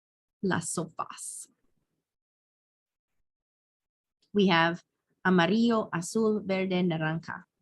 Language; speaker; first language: Spanish; non-native, fluent; English